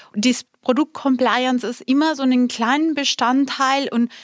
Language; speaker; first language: German; non-native, fluent; Spanish